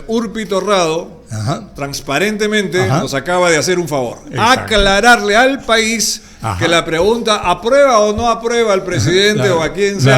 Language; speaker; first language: Spanish; native; Spanish